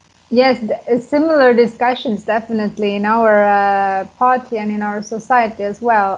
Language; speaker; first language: English; non-native, fluent; Estonian